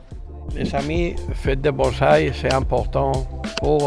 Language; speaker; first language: French; non-native, fluent; Spanish